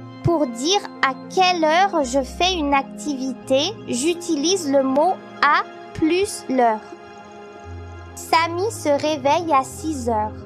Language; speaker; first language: French; non-native, local second language; Arabic